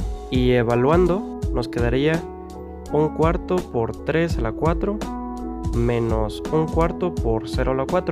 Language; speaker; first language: Spanish; native; Spanish